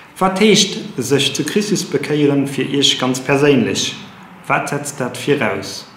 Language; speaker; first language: Luxembourgish; native; Luxembourgish